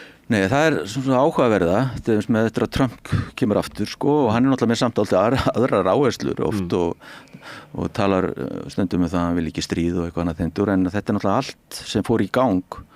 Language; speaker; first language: Icelandic; native; Icelandic